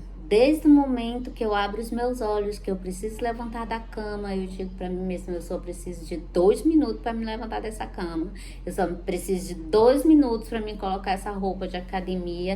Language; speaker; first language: Portuguese; native; Portuguese